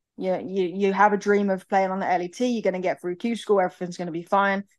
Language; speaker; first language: English; native; English